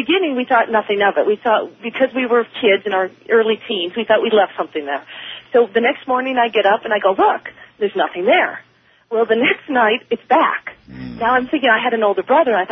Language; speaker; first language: English; native; English